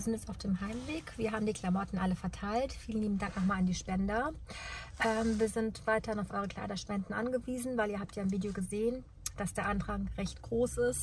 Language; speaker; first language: German; native; German